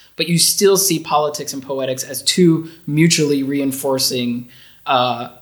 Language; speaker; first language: English; native; English